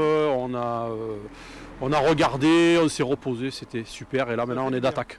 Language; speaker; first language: French; native; French